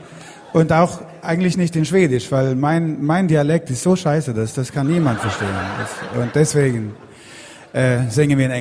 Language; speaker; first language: German; non-native, fluent; Swedish